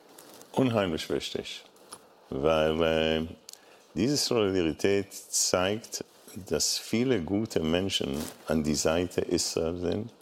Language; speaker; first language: German; non-native, fluent; Hebrew